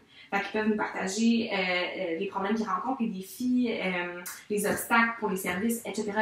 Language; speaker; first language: French; native; French